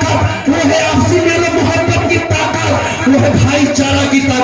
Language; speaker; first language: Hindi; native; Hindi